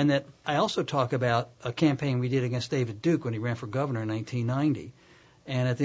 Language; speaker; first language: English; native; English